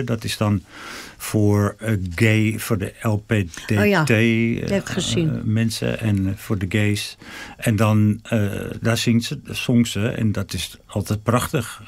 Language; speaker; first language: Dutch; native; Dutch